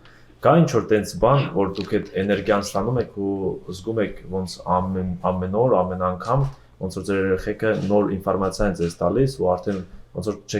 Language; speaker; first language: Armenian; early bilingual, heritage; Russian